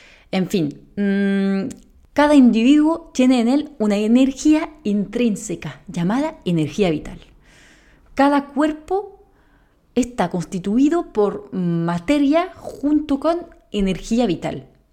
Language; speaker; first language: Spanish; non-native, fluent; French